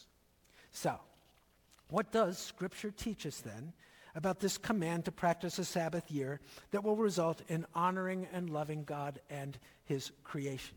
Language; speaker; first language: English; native; English